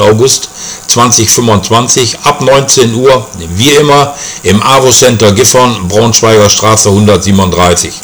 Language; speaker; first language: German; native; German